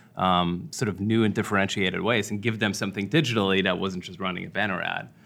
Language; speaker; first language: English; non-native, fluent; German